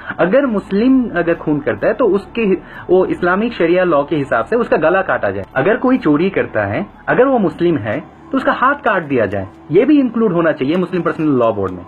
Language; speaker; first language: Hindi; non-native, fluent; Bangla